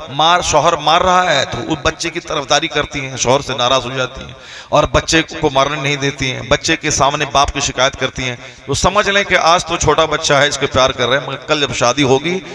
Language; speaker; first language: Hindi; native; Hindi